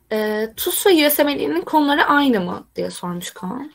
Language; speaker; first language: Turkish; native; Turkish